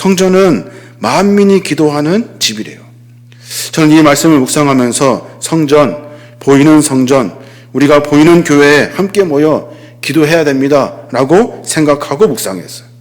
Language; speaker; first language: Korean; native; Korean